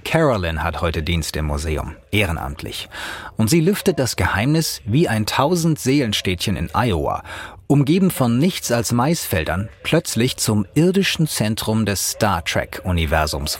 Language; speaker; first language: German; native; German